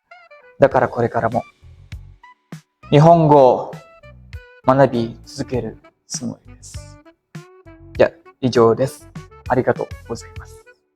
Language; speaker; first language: Japanese; non-native, learner; Indonesian